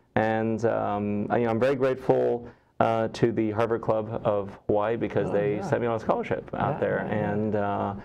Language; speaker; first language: English; native; English